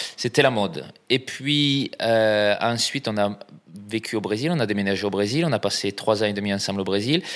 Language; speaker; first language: French; native; French